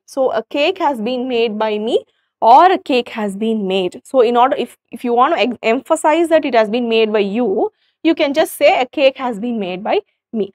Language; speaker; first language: English; non-native, local second language; Tamil